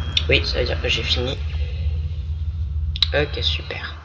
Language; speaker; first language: French; native; French